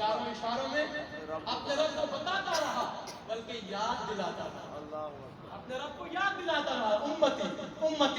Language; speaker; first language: Urdu; native; Urdu